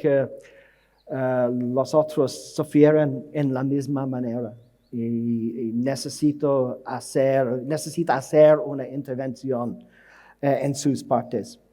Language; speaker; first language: Spanish; non-native, learner; English